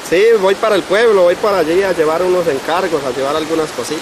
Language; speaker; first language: Spanish; native; Spanish